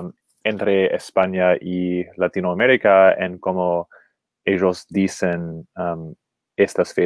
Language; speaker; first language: Spanish; non-native, fluent; English